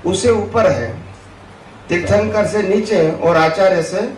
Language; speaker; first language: Hindi; non-native, local second language; Gujarati